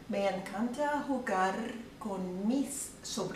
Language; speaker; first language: Spanish; non-native, learner; English